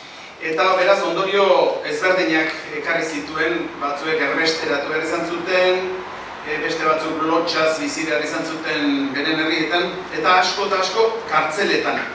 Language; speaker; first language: Basque; native; Basque